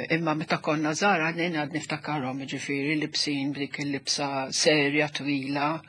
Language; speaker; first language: Maltese; non-native, local second language; Italian